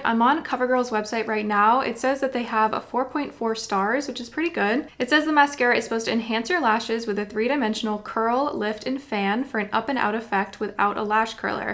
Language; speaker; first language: English; native; English